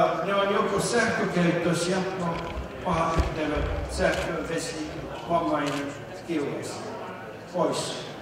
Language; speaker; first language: Finnish; non-native, fluent; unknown